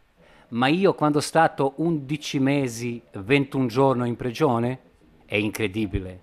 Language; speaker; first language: Italian; non-native, learner; Bosnian